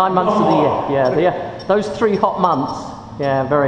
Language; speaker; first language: English; native; English